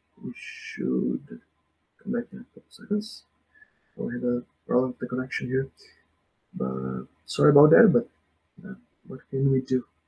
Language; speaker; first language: English; non-native, fluent; Portuguese